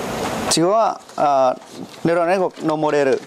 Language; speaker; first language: Japanese; non-native, learner; Vietnamese